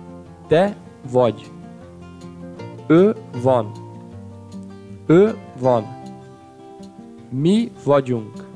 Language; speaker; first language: Hungarian; non-native, learner; Portuguese